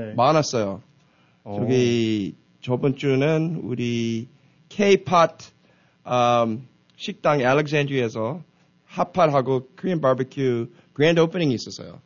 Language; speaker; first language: Korean; early bilingual, heritage; Korean